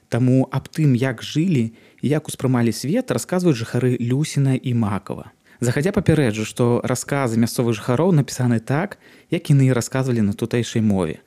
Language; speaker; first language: Belarusian; native; Belarusian